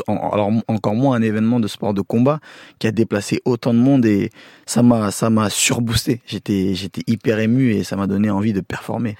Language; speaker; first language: French; early bilingual, other home language; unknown